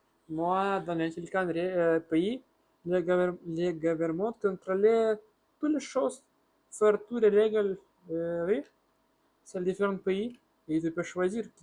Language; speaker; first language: French; non-native, learner; Russian